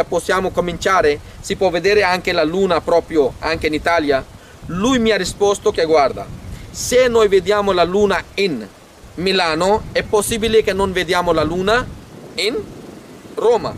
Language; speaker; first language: Italian; non-native, fluent; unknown